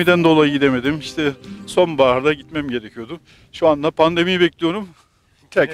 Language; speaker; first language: Turkish; native; Turkish